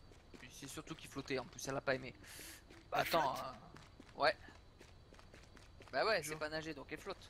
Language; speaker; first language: French; native; French